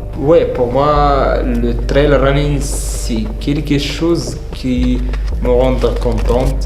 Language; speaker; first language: French; non-native, learner; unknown